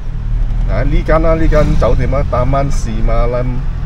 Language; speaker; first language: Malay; non-native, local second language; Cantonese